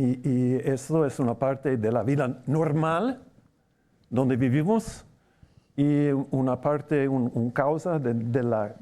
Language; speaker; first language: Spanish; non-native, fluent; English